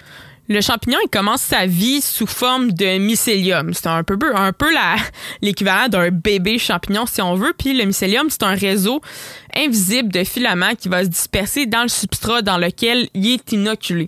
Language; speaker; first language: French; native; French